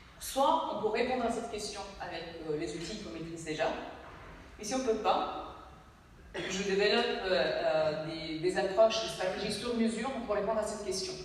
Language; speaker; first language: French; non-native, fluent; Italian